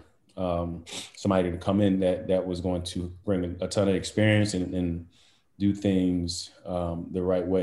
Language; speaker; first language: English; native; English